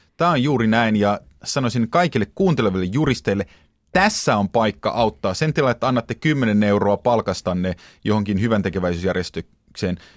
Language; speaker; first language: Finnish; early bilingual, heritage; Finnish